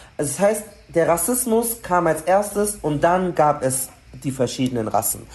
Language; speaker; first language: German; early bilingual, other home language; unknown